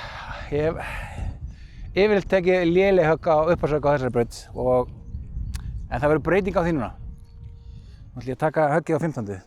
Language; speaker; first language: Icelandic; native; Icelandic